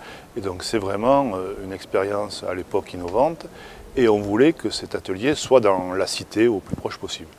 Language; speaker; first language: French; native; French